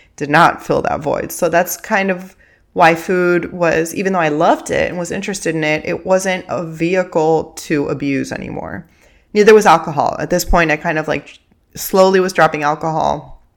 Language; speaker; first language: English; early bilingual, other home language; Spanish